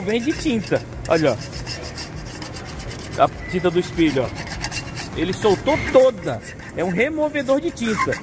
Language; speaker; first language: Portuguese; native; Portuguese